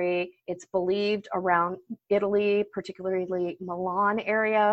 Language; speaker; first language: English; native; English